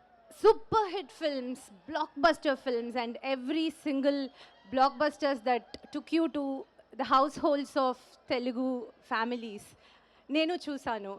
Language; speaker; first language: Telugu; non-native, learner; Tamil